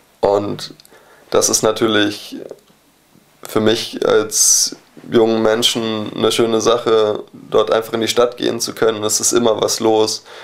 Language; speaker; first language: German; native; German